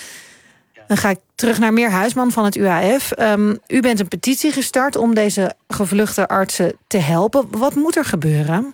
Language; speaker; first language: Dutch; native; Dutch